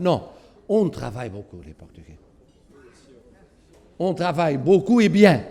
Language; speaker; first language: French; non-native, fluent; Portuguese